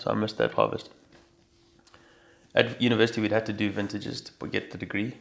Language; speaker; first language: English; native; English